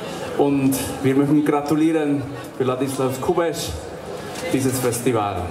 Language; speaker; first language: German; non-native, fluent; Hungarian